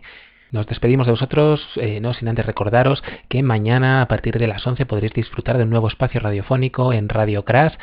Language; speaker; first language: Spanish; native; Spanish